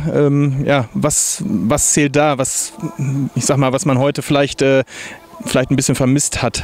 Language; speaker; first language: German; native; German